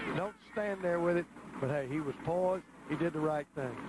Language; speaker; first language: English; native; English